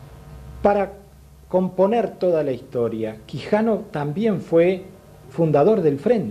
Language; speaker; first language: Spanish; native; Spanish